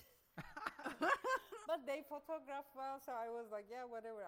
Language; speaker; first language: English; non-native, fluent; Turkish